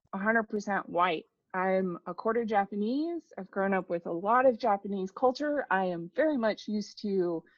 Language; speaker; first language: English; native; English